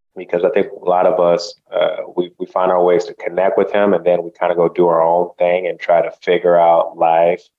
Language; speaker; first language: English; early bilingual, other home language; Haitian Creole